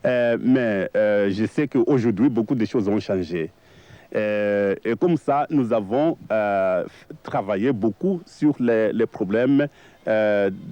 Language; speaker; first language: French; non-native, fluent; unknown